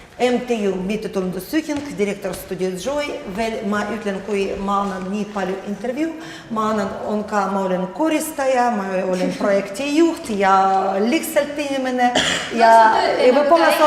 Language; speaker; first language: Estonian; non-native, learner; Russian